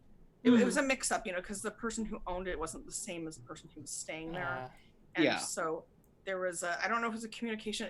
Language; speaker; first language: English; native; English